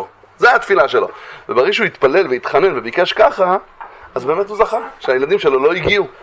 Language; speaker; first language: Hebrew; native; Hebrew